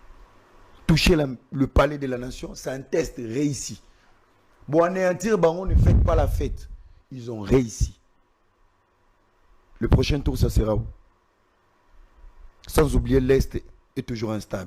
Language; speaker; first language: French; non-native, local second language; Lingala